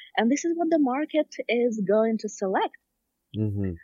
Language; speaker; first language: English; non-native, fluent; Russian